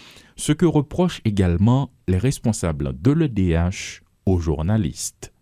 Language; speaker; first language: French; non-native, local second language; Haitian Creole